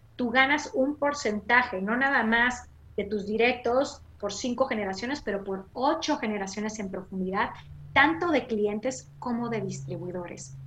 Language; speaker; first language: Spanish; native; Spanish